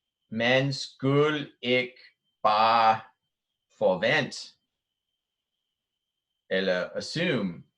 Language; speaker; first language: Danish; non-native, fluent; English